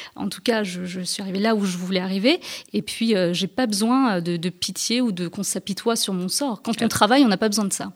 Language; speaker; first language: French; early bilingual, other home language; Turkish